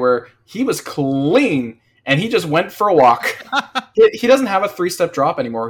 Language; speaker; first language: English; native; English